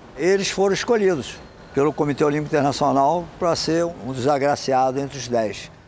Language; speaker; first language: Portuguese; native; Portuguese